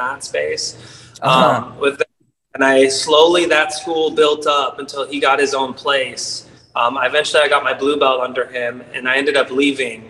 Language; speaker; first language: English; native; English